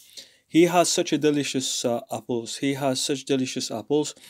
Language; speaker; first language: English; non-native, fluent; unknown